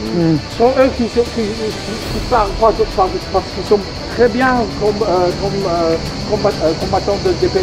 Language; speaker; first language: French; non-native, fluent; English